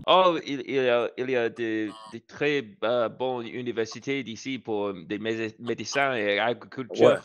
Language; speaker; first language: French; non-native, learner; English